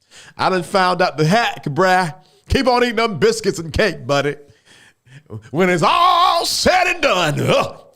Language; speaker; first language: English; native; English